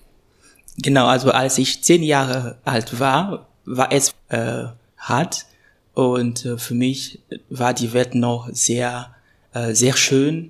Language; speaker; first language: German; non-native, fluent; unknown